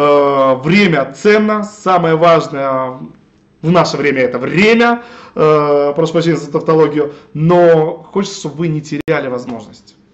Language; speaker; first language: Russian; native; Russian